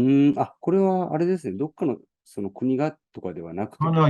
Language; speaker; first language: Japanese; native; Japanese